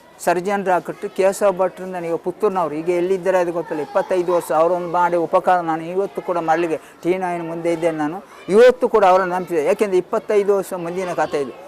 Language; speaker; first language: Kannada; non-native, local second language; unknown